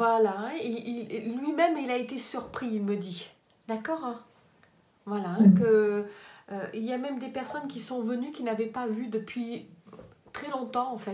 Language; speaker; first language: French; native; French